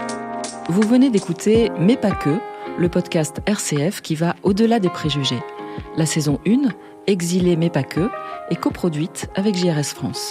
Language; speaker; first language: French; native; French